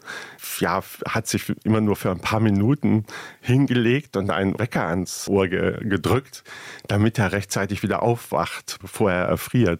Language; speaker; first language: German; native; German